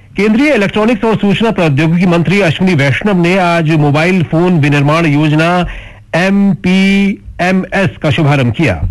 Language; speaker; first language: Hindi; native; Hindi